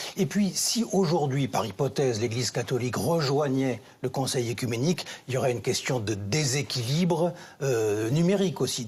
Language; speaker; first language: French; native; French